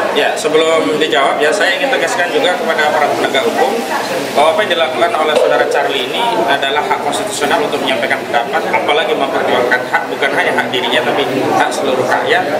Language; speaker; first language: Indonesian; native; Indonesian